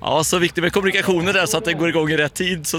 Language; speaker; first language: Swedish; native; Swedish